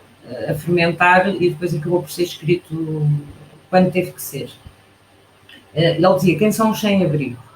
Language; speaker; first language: Portuguese; native; Portuguese